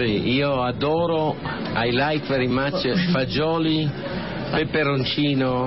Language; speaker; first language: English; non-native, learner; Italian